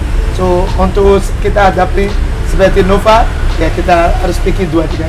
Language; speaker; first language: Indonesian; non-native, fluent; English